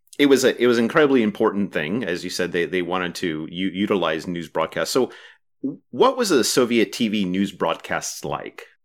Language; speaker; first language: English; native; English